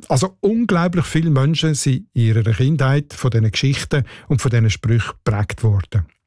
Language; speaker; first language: German; native; German